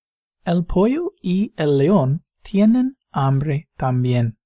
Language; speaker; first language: Spanish; non-native, fluent; English